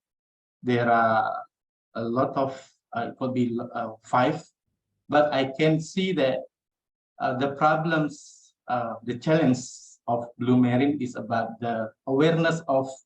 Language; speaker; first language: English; non-native, local second language; Indonesian